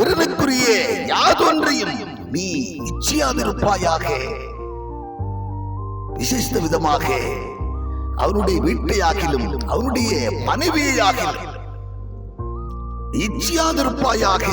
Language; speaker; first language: Tamil; native; Tamil